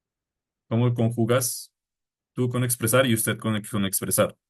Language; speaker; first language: Spanish; non-native, fluent; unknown